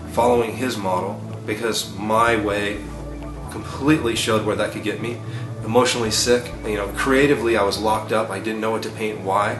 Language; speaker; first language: English; native; English